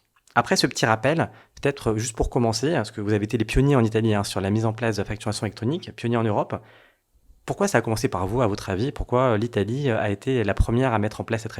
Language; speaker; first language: French; native; French